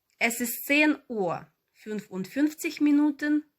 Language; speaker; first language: German; non-native, fluent; Ukrainian